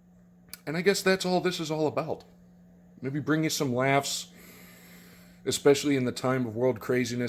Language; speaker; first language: English; native; English